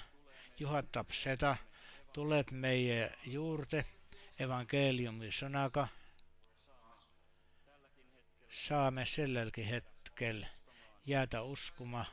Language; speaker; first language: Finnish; non-native, learner; Estonian